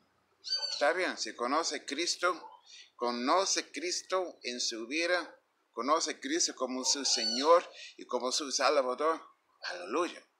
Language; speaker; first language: Spanish; non-native, fluent; English